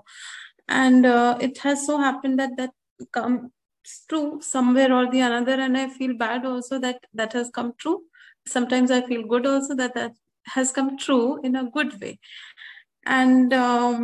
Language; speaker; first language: English; non-native, local second language; Hindi